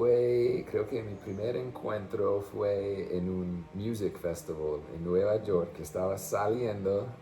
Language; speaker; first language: Spanish; non-native, fluent; English